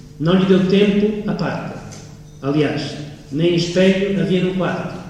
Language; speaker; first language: Portuguese; non-native, fluent; Italian